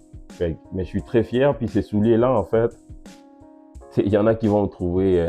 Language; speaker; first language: French; native; French